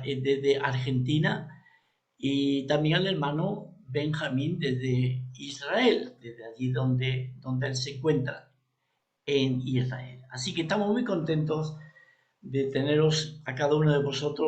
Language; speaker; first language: Spanish; native; Spanish